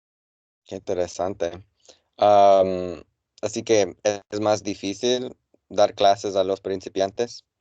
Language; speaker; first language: Spanish; non-native, fluent; English